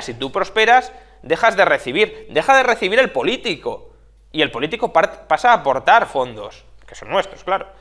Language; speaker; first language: Spanish; native; Spanish